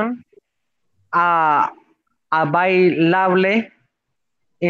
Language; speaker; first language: English; non-native, learner; Spanish